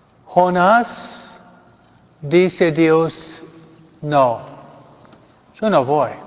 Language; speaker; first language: Spanish; non-native, fluent; English